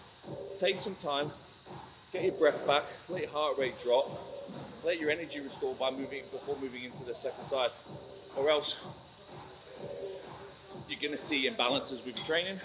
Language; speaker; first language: English; native; English